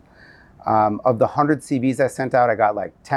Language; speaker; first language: English; native; English